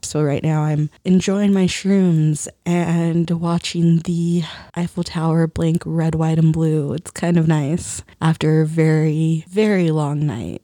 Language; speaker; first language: English; early bilingual, other home language; Spanish